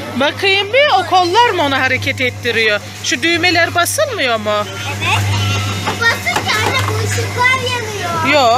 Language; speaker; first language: Turkish; native; Turkish